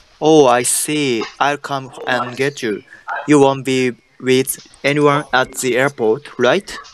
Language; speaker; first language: English; non-native, learner; Japanese